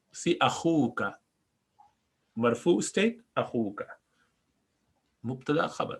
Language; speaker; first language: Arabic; non-native, fluent; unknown